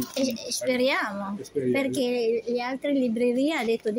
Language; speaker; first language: Italian; non-native, learner; Filipino